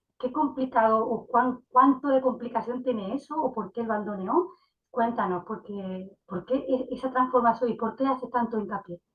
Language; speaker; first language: Spanish; native; Spanish